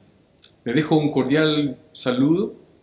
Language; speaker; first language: Spanish; native; Spanish